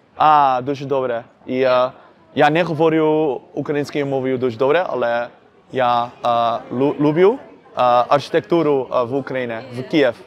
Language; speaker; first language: Ukrainian; non-native, learner; Dutch